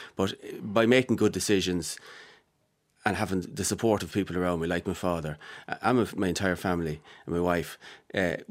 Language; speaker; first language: English; native; English